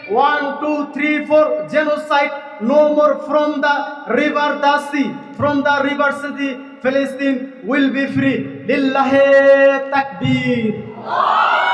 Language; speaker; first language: English; non-native, local second language; Bangla